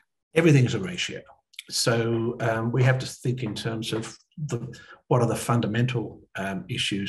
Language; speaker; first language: English; native; English